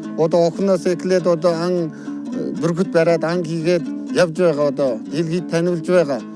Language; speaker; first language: Mongolian; non-native, local second language; Kazakh